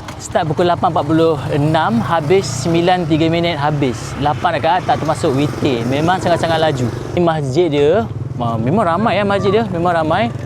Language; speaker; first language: Malay; native; Malay